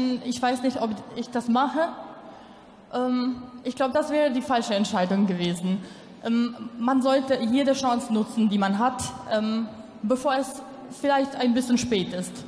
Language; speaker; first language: German; non-native, local second language; Albanian